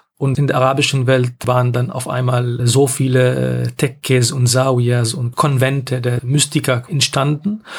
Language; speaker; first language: German; non-native, fluent; Arabic